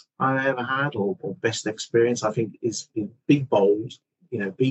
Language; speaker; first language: English; native; English